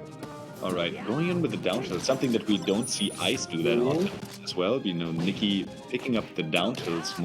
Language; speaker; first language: English; non-native, fluent; German